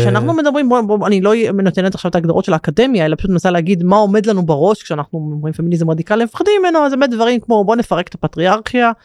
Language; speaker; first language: Hebrew; native; Hebrew